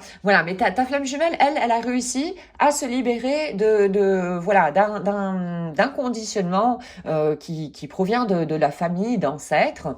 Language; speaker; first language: French; native; French